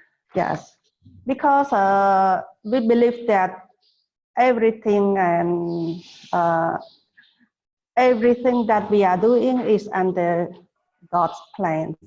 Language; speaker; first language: English; non-native, fluent; Khmer